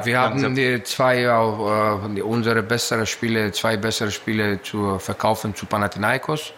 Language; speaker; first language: German; non-native, learner; Greek